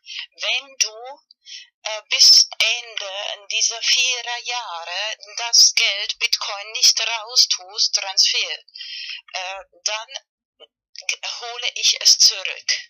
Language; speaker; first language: German; non-native, fluent; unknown